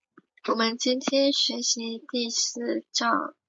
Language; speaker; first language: Chinese; non-native, fluent; Indonesian